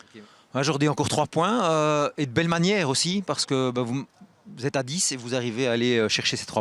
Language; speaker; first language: French; native; French